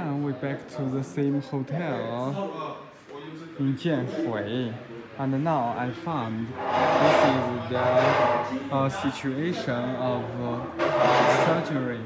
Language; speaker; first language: English; non-native, learner; Chinese